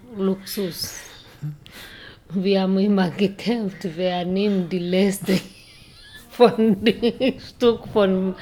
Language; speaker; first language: German; non-native, learner; Kikuyu